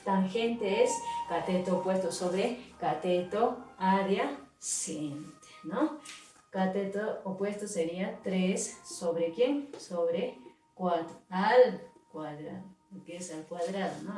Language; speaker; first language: Spanish; native; Spanish